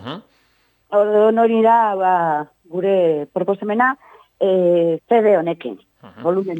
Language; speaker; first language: Basque; non-native, local second language; Spanish